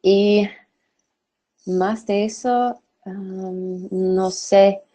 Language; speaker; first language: Spanish; non-native, fluent; English